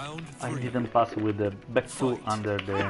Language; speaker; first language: English; non-native, learner; Italian